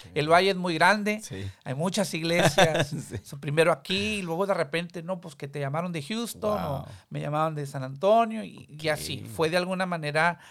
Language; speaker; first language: Spanish; early bilingual, heritage; Spanish